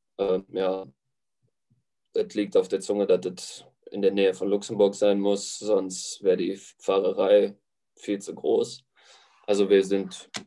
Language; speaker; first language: German; early bilingual, other home language; Latvian